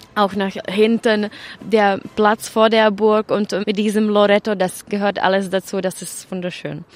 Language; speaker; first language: German; non-native, fluent; Czech